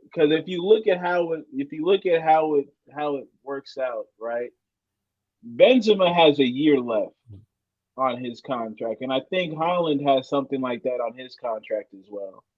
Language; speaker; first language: English; native; English